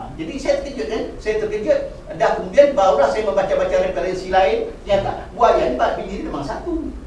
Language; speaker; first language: Malay; native; Malay